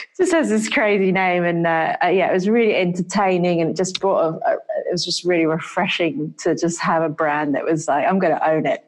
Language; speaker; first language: English; native; English